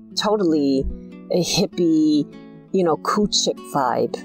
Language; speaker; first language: English; native; English